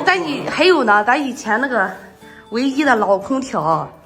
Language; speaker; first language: Chinese; native; Chinese